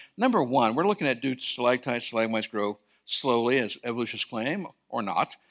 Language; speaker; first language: English; native; English